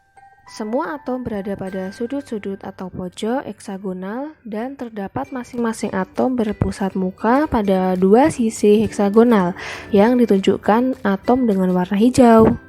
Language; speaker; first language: Indonesian; native; Indonesian